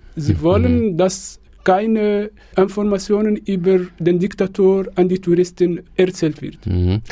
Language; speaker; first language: German; non-native, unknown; Arabic